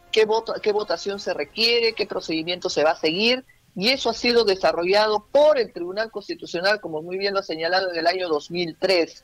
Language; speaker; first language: Spanish; native; Spanish